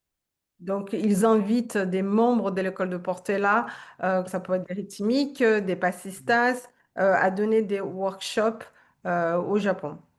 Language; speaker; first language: French; non-native, fluent; Portuguese